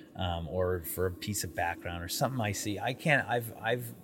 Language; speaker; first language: English; native; English